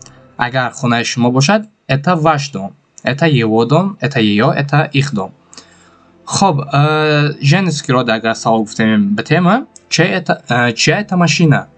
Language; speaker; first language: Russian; non-native, local second language; Tajik